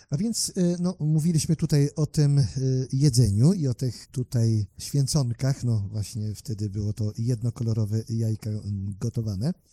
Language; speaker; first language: Polish; native; Polish